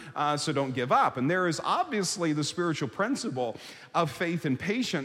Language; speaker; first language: English; native; English